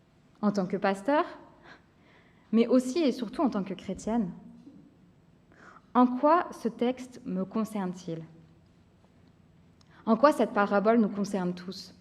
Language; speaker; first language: French; native; French